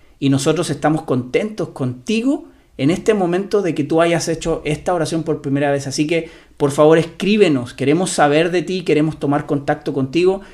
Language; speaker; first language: Spanish; native; Spanish